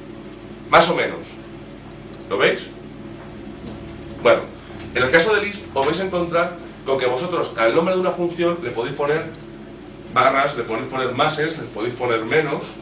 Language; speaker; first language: Spanish; native; Spanish